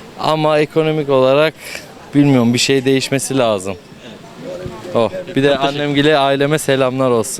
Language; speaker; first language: Turkish; early bilingual, other home language; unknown